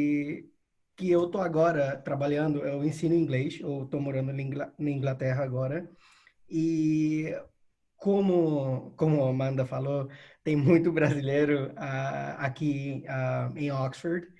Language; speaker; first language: Portuguese; non-native, fluent; English